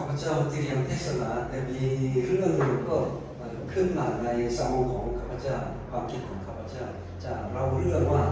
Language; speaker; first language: Thai; non-native, fluent; Korean